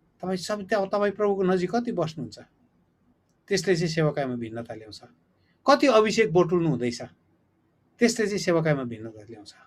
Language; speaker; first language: Nepali; native; Nepali